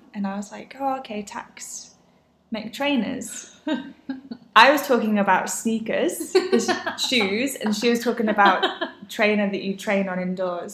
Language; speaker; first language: English; native; English